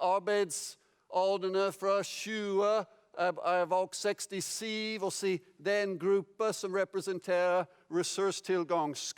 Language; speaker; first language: Norwegian; non-native, fluent; English